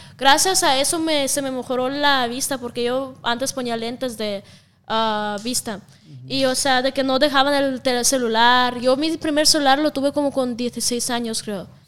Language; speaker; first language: Spanish; non-native, fluent; Russian